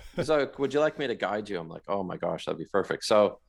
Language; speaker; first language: English; native; English